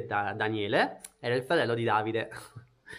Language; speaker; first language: Italian; native; Italian